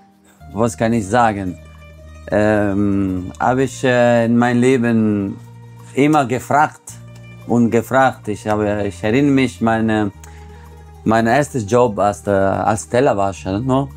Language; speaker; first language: German; non-native, fluent; Italian